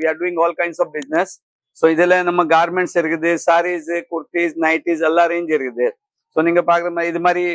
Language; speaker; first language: Tamil; non-native, fluent; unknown